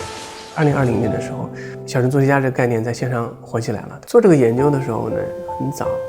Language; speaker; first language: Chinese; native; Chinese